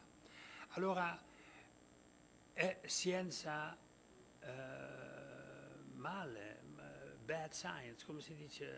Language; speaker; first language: Italian; non-native, fluent; Dutch